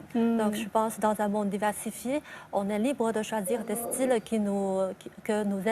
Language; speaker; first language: French; non-native, fluent; Chinese